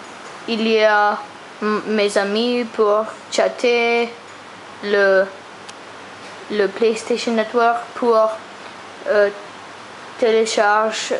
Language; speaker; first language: French; non-native, learner; English